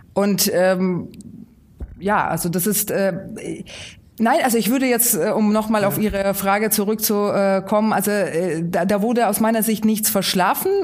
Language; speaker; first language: German; non-native, fluent; Ukrainian